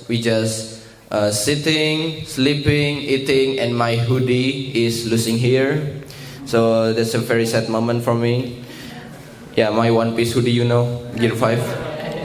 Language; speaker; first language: English; non-native, learner; Indonesian